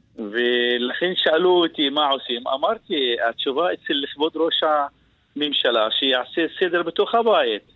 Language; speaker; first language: Hebrew; non-native, local second language; Arabic